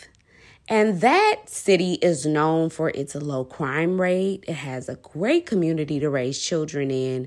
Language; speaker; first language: English; native; English